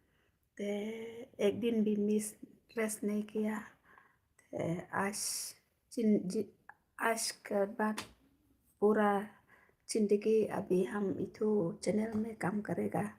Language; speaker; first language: Hindi; non-native, local second language; Khasi